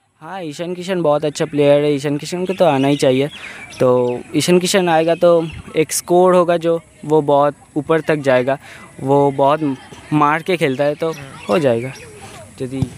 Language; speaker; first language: Hindi; non-native, local second language; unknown